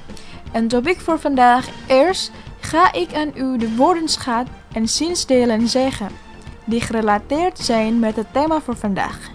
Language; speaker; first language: Dutch; non-native, learner; Indonesian